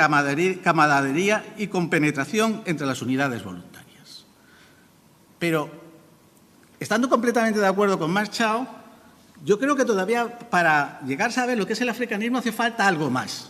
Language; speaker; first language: Spanish; native; Spanish